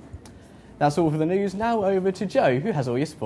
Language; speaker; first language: English; native; English